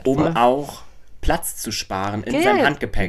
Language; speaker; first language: German; native; German